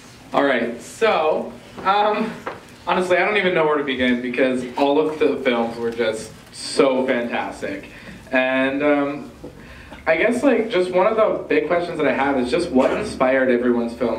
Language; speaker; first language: English; native; English